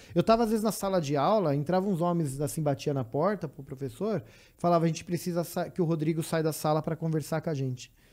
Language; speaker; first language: Portuguese; native; Portuguese